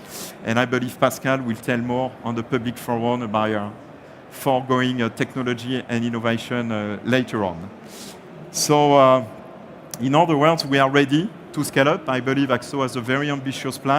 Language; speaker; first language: English; non-native, fluent; French